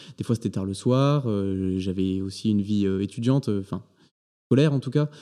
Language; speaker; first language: French; native; French